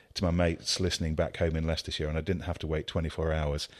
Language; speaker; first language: English; native; English